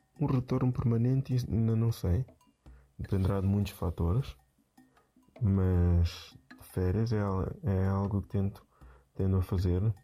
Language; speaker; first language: Portuguese; native; Portuguese